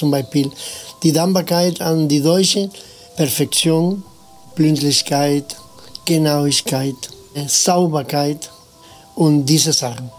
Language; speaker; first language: German; non-native, fluent; Spanish